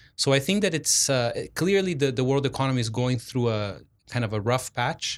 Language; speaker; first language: English; non-native, fluent; Portuguese